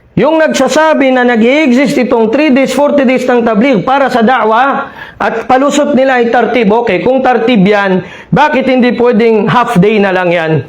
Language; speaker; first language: Filipino; non-native, local second language; Maranao